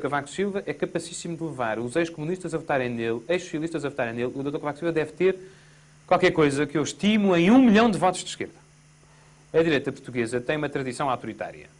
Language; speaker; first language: Portuguese; native; Portuguese